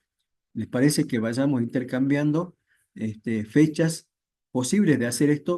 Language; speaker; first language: Spanish; native; Spanish